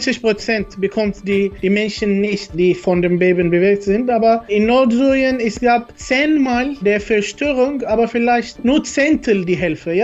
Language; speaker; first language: German; non-native, learner; Arabic